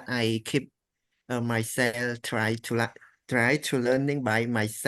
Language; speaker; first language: English; non-native, learner; Khmer